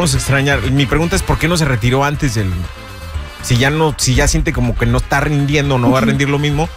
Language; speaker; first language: Spanish; early bilingual, heritage; Spanish